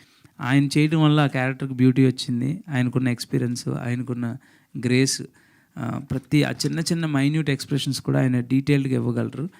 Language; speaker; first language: Telugu; native; Telugu